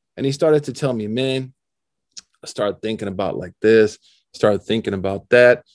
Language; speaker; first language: English; native; English